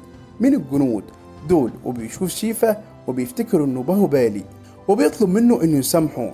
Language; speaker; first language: Arabic; native; Arabic